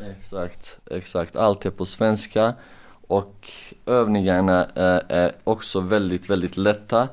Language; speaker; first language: Swedish; non-native, local second language; Bosnian